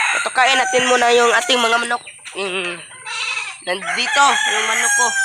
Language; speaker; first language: Filipino; non-native, local second language; Cebuano